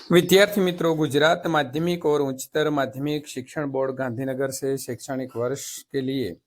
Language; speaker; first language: Hindi; non-native, local second language; Gujarati